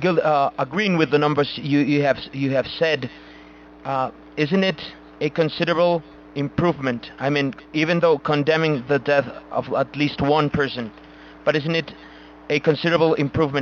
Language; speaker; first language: English; non-native, fluent; Spanish